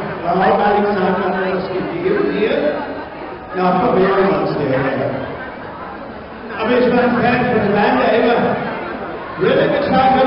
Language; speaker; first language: German; non-native, fluent; English